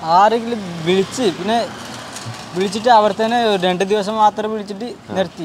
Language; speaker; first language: Malayalam; non-native, learner; Odia